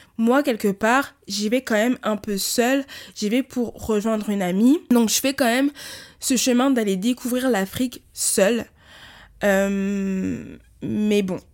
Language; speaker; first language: French; early bilingual, other home language; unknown